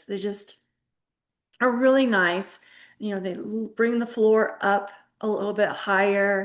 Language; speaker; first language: English; native; English